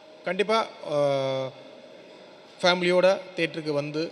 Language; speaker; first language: Tamil; native; Tamil